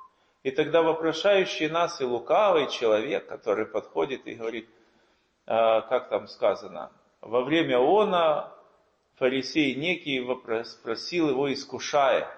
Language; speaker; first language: Russian; native; Russian